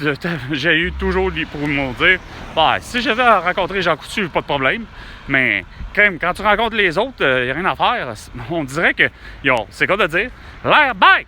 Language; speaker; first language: French; native; French